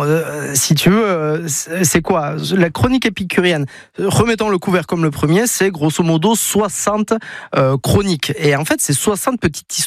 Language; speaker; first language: French; native; French